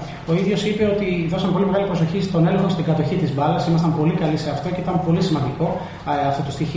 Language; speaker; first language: Greek; native; Greek